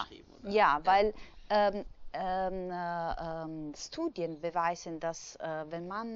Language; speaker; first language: German; non-native, fluent; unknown